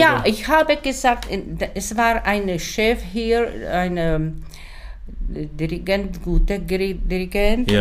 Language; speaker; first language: German; non-native, learner; Czech